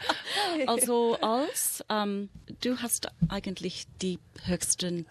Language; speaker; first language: German; non-native, fluent; English